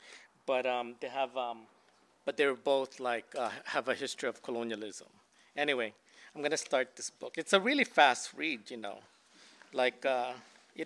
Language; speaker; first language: English; native; English